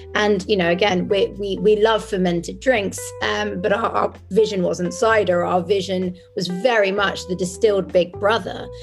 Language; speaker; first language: English; early bilingual, other home language; French